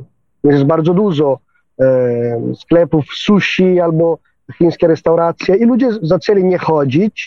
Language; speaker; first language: Polish; non-native, fluent; Italian